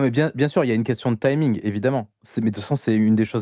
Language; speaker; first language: French; native; French